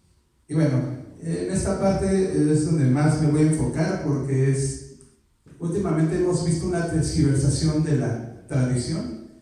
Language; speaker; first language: Spanish; native; Spanish